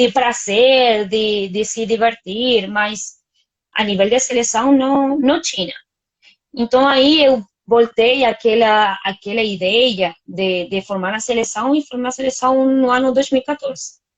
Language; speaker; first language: Portuguese; non-native, fluent; Spanish